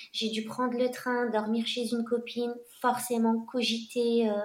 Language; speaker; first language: French; non-native, local second language; Arabic